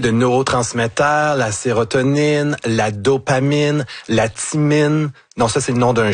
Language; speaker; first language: French; native; French